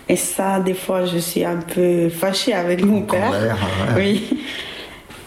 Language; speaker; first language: French; non-native, learner; Albanian